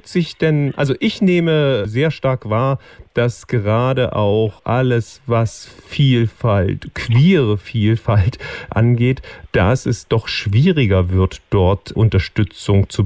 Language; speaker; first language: German; native; German